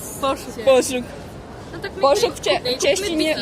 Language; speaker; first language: Czech; non-native, learner; Ukrainian